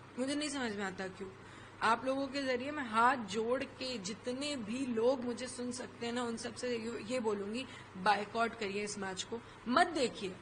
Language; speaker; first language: Hindi; native; Hindi